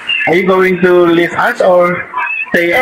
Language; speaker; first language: English; non-native, learner; Indonesian